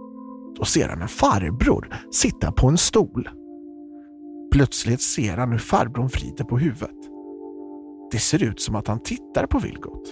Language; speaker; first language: Swedish; native; Swedish